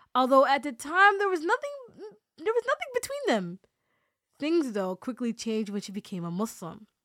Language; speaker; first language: English; native; English